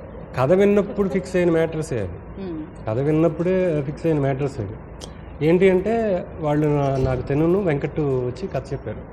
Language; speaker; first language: Telugu; native; Telugu